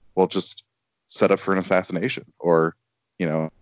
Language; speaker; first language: English; native; English